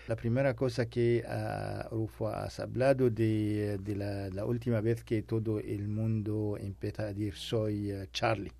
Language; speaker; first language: Spanish; non-native, learner; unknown